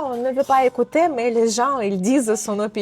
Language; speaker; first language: French; non-native, fluent; Russian